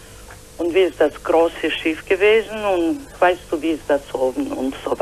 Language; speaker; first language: German; non-native, learner; Croatian